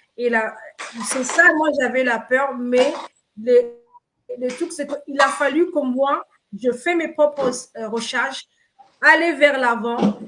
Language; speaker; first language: French; non-native, fluent; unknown